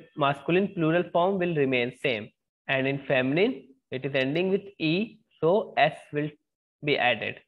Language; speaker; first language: English; non-native, local second language; Hindi